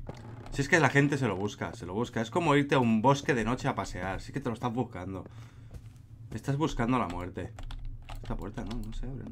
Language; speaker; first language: Spanish; native; Spanish